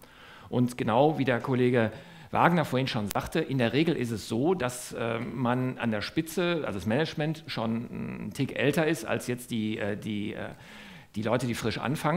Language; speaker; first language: German; native; German